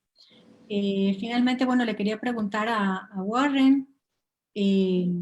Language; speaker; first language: Spanish; native; Spanish